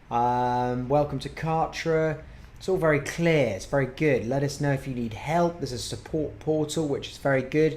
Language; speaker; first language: English; native; English